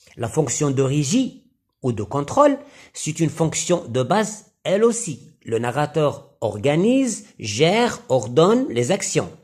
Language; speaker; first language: French; non-native, local second language; Arabic